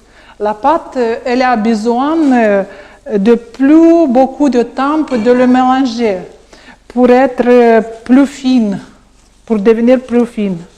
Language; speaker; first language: French; non-native, learner; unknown